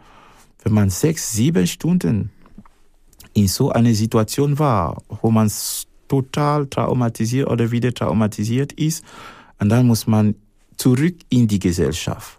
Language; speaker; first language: German; non-native, fluent; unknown